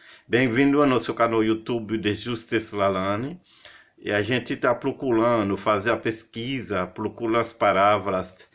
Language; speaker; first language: Portuguese; non-native, fluent; Haitian Creole